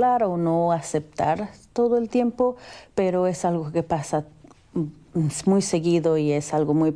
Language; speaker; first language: Spanish; early bilingual, heritage; Spanish